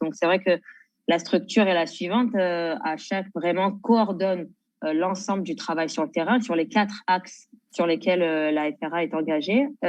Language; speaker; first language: French; native; French